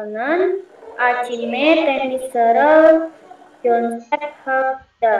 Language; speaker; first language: Korean; non-native, learner; Indonesian